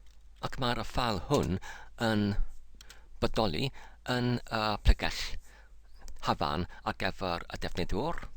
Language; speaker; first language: Welsh; non-native, learner; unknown